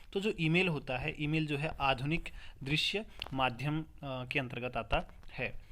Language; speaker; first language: Hindi; native; Hindi